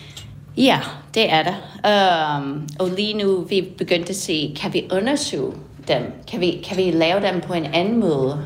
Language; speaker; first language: Danish; non-native, fluent; English